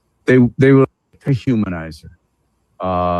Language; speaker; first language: English; native; English